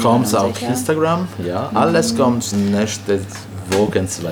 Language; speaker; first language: German; non-native, learner; Italian